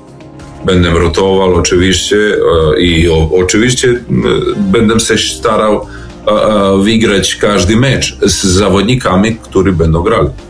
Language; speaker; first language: Polish; non-native, learner; Serbian